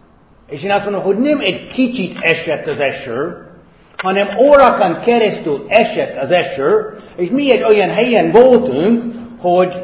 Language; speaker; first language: Hungarian; non-native, fluent; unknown